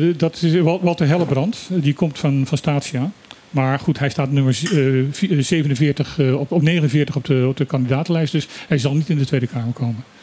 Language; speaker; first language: Dutch; non-native, local second language; Papiamento